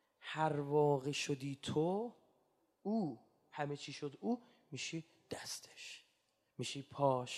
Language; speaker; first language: Persian; native; Persian